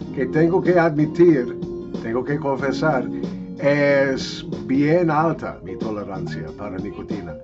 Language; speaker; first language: Spanish; non-native, fluent; English